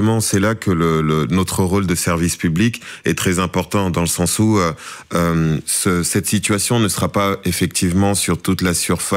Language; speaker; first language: French; native; French